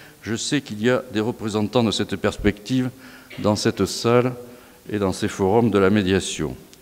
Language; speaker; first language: French; native; French